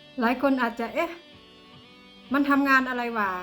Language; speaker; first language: Thai; non-native, local second language; Northeastern Thai